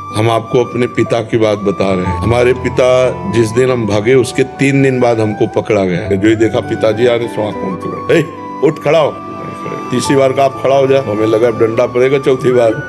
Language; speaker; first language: Hindi; native; Hindi